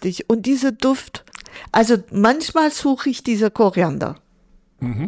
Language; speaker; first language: German; non-native, fluent; Portuguese